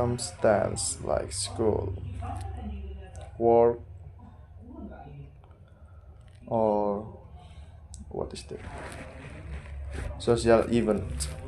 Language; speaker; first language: English; non-native, learner; Indonesian